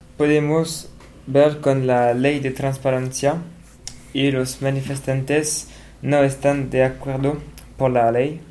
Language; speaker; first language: Spanish; non-native, learner; French